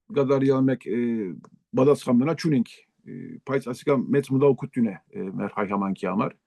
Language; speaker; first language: Armenian; native; Armenian